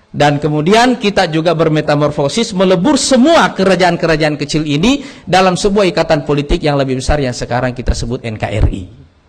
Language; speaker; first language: Indonesian; non-native, local second language; Buginese